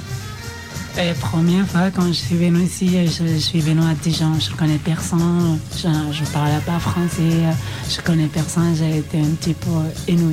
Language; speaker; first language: French; non-native, learner; Oromo